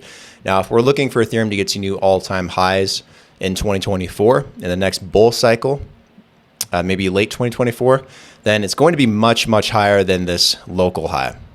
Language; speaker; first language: English; native; English